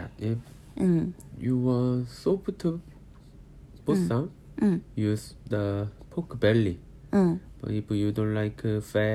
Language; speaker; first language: English; non-native, learner; Korean